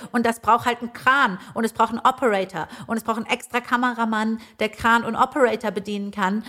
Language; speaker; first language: German; early bilingual, other home language; Persian